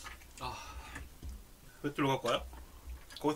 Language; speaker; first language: Korean; native; Korean